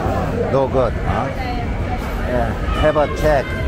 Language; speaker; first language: English; non-native, learner; Korean